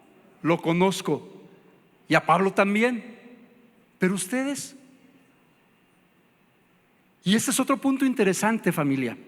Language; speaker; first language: Spanish; native; Spanish